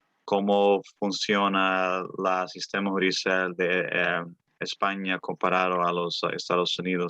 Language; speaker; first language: Spanish; early bilingual, heritage; Spanish